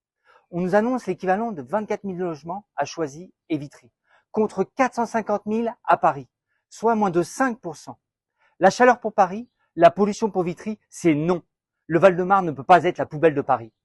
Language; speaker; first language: French; native; French